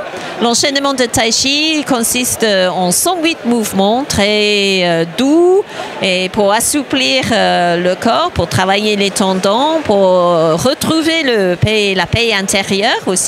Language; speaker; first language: French; non-native, fluent; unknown